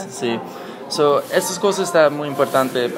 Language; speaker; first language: Spanish; non-native, learner; English